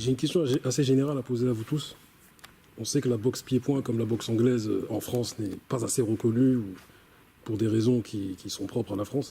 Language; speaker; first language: French; native; French